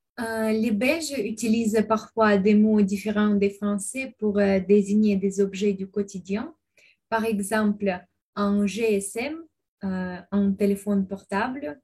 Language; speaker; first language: French; non-native, fluent; Russian